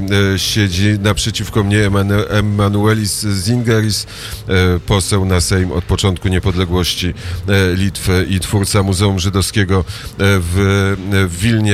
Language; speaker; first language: Polish; native; Polish